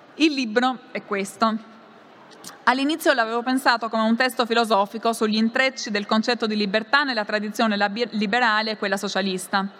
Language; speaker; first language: Italian; non-native, fluent; Albanian